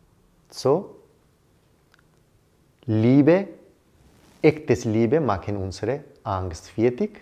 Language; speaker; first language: German; non-native, learner; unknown